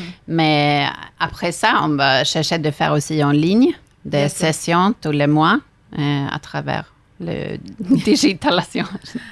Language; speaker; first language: French; non-native, fluent; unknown